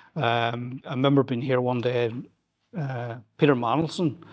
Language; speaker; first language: English; native; English